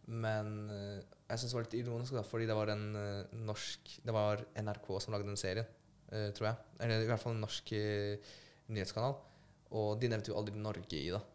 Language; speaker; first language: Norwegian; early bilingual, other home language; Polish